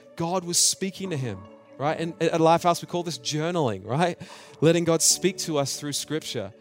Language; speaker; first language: English; native; English